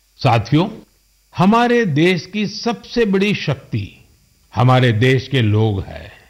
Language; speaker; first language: Hindi; non-native, local second language; Gujarati